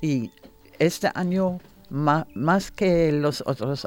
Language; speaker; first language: Spanish; non-native, learner; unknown